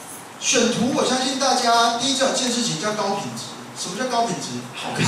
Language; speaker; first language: Chinese; native; Chinese